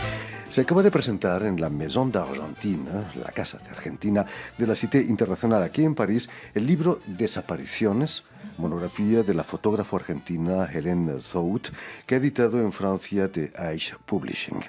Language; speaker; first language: Spanish; native; Spanish